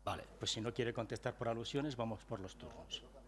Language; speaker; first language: Spanish; non-native, local second language; Catalan